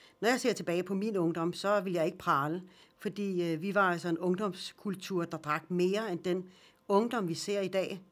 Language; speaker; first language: Danish; early bilingual, other home language; Swedish